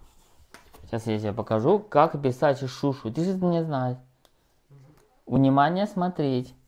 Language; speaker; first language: Russian; non-native, learner; Chinese